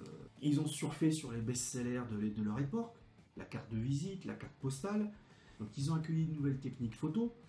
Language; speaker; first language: French; native; French